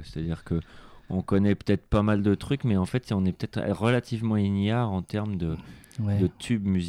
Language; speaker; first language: French; native; French